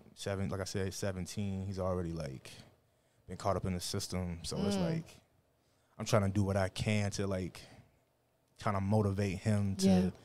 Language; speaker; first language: English; native; English